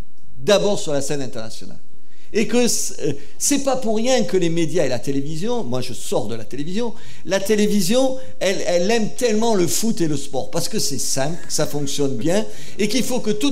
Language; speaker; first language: French; native; French